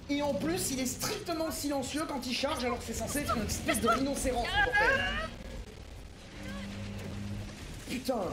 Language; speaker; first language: French; native; French